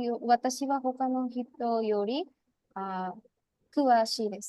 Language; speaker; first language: Japanese; non-native, learner; Bangla